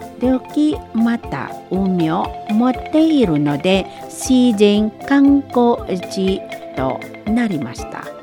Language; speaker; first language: Japanese; non-native, learner; Indonesian